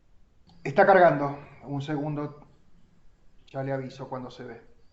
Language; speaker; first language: Spanish; native; Spanish